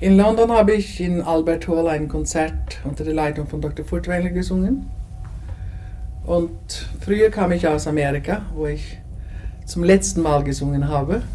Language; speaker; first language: German; non-native, fluent; Norwegian